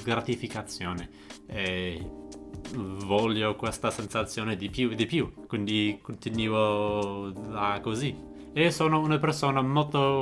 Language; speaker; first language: Italian; non-native, fluent; English